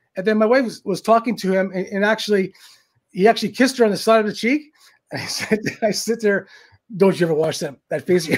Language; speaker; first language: English; native; English